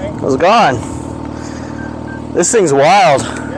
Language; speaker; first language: English; native; English